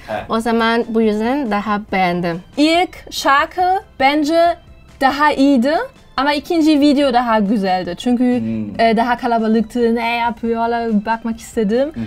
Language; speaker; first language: Turkish; non-native, learner; Spanish